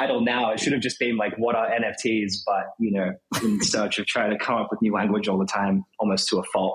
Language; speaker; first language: English; native; English